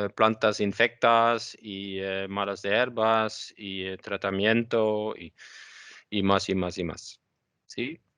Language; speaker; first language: Spanish; non-native, learner; Dutch